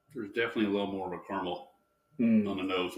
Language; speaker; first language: English; native; English